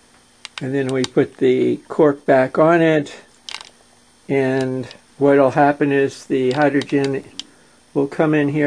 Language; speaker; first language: English; native; English